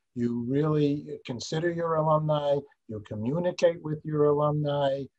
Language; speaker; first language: English; native; English